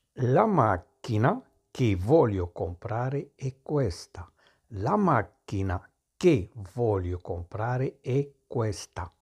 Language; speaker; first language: Italian; non-native, fluent; Arabic